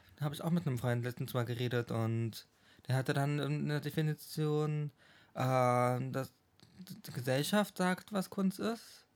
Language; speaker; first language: German; native; German